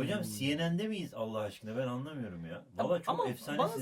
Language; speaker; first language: Turkish; native; Turkish